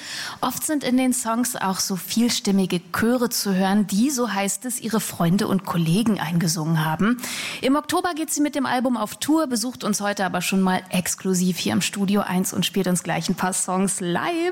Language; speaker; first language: German; native; German